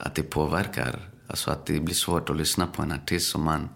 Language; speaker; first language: Swedish; early bilingual, other home language; Spanish